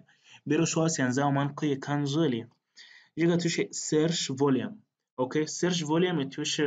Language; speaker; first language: Chinese; non-native, fluent; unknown